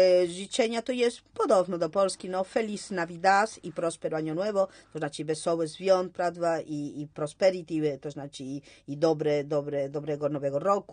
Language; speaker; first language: Polish; non-native, learner; Spanish